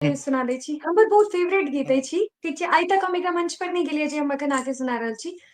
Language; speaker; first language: Maithili; early bilingual, heritage; Maithili